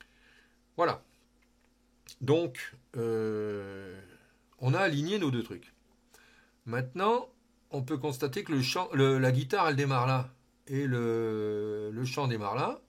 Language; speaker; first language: French; native; French